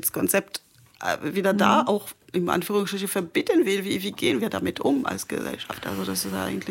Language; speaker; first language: German; non-native, fluent; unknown